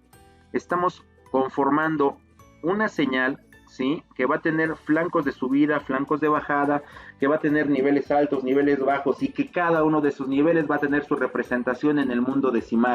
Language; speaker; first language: Spanish; native; Spanish